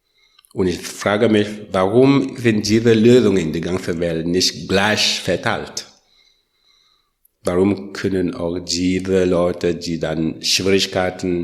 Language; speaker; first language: German; non-native, learner; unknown